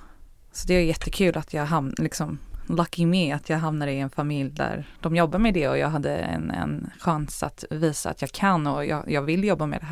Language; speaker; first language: Swedish; early bilingual, heritage; Swedish